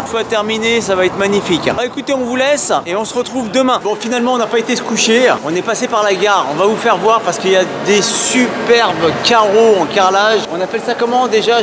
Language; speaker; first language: French; native; French